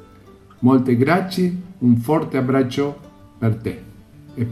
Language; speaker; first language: Italian; non-native, learner; Spanish